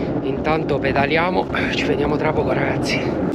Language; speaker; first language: Italian; native; Italian